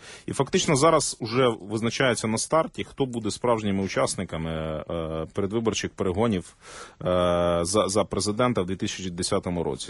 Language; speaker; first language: Ukrainian; native; Ukrainian